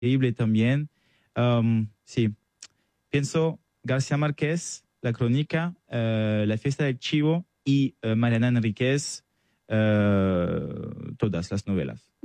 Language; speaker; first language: Spanish; non-native, learner; French